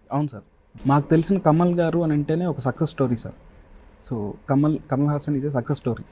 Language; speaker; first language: Telugu; native; Telugu